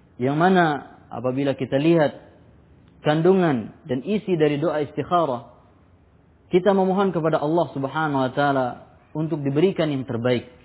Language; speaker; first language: Malay; non-native, local second language; Sasak